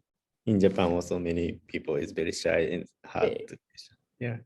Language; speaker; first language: English; non-native, learner; Japanese